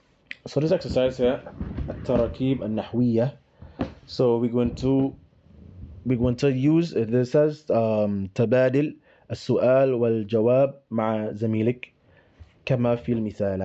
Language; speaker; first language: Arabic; non-native, fluent; English